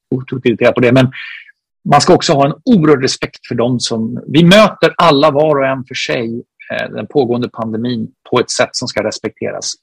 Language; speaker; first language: Swedish; native; Swedish